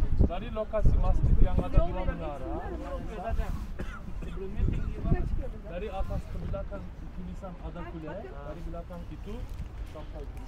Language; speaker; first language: Indonesian; non-native, fluent; Turkish